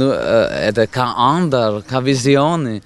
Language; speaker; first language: Albanian; non-native, fluent; German